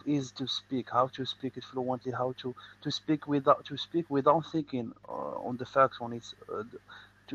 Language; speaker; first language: English; non-native, learner; Arabic